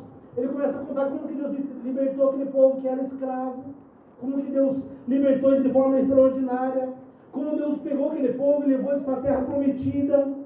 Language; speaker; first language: Portuguese; native; Portuguese